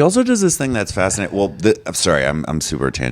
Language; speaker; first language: English; native; English